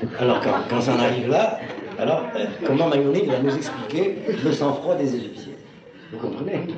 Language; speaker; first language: French; native; French